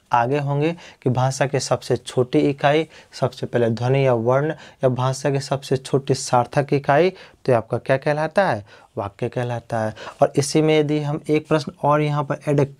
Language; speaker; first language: Hindi; native; Hindi